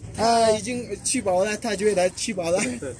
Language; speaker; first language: Chinese; non-native, learner; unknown